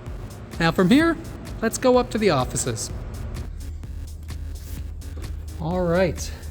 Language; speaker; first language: English; native; English